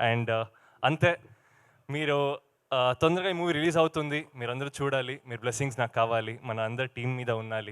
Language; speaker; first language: Telugu; non-native, learner; Kannada